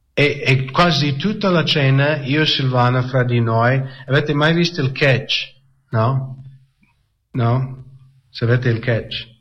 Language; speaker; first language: Italian; non-native, fluent; English